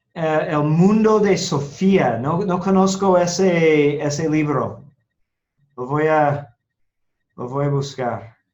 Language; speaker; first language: Spanish; non-native, fluent; English